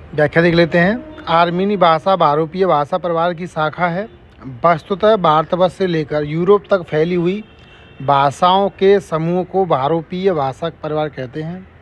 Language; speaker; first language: Hindi; native; Hindi